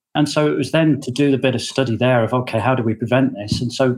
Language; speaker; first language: English; native; English